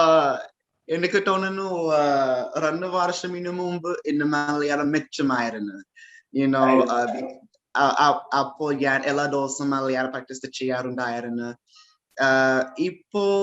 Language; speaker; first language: Malayalam; non-native, learner; English